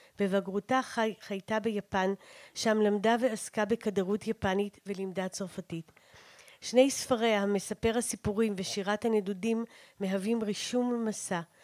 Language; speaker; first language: Hebrew; native; Hebrew